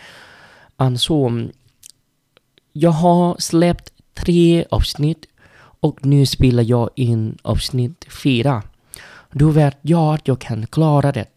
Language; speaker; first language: Swedish; non-native, learner; Vietnamese